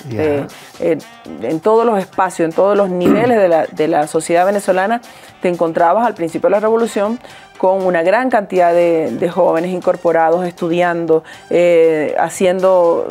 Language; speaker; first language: Spanish; native; Spanish